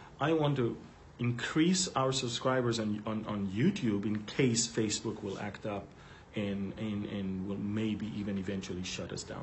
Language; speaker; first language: English; non-native, fluent; Hebrew